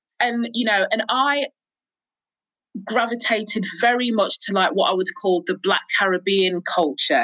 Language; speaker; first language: English; native; English